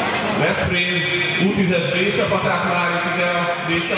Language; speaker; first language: Hungarian; native; Hungarian